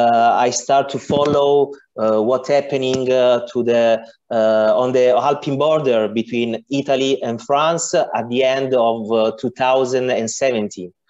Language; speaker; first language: English; non-native, learner; Italian